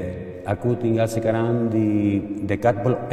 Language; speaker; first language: Indonesian; non-native, learner; Spanish